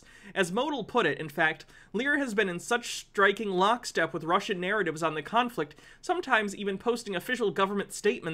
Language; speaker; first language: English; native; English